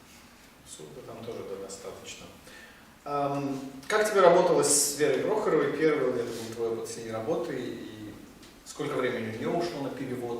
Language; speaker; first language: Russian; native; Russian